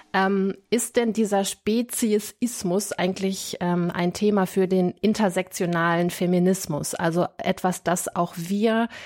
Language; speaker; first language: German; native; German